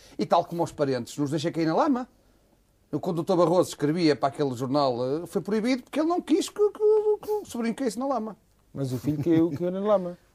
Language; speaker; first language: Portuguese; native; Portuguese